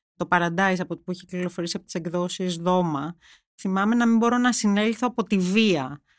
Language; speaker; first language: Greek; non-native, fluent; German